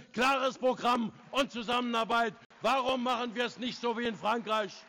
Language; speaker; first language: German; native; German